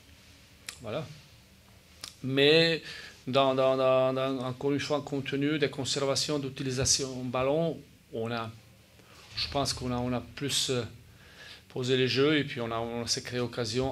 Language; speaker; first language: French; native; French